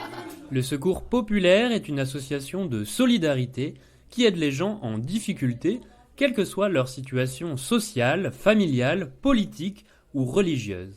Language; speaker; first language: French; native; French